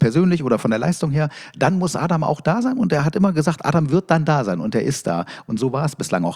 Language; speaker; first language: German; native; German